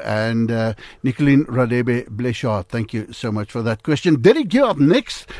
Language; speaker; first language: English; non-native, local second language; Afrikaans